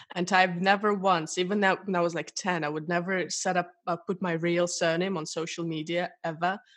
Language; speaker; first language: English; non-native, fluent; Russian